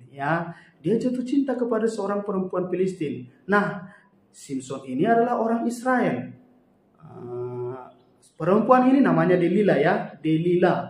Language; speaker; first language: Indonesian; native; Indonesian